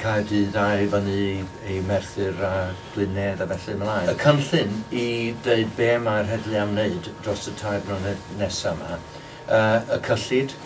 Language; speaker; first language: Welsh; non-native, local second language; English